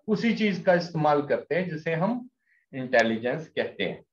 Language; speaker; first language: Hindi; non-native, local second language; Punjabi